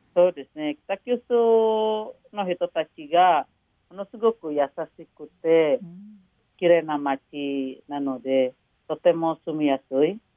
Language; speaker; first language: Japanese; non-native, fluent; Indonesian